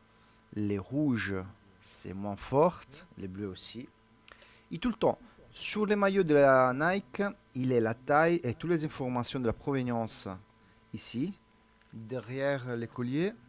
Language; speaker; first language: French; non-native, learner; Italian